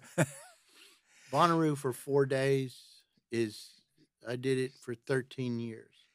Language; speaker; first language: English; native; English